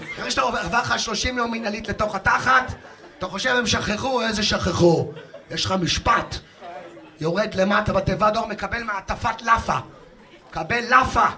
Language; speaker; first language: Hebrew; native; Hebrew